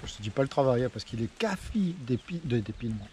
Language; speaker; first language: French; native; French